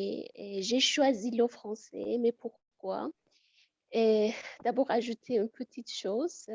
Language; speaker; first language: French; non-native, fluent; Persian